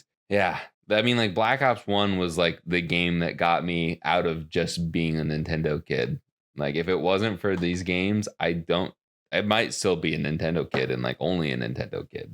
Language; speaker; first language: English; native; English